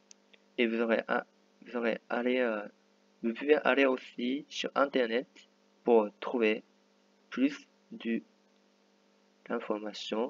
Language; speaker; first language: French; non-native, fluent; Japanese